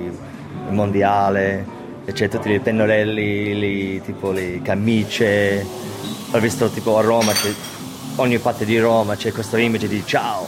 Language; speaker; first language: Italian; early bilingual, heritage; English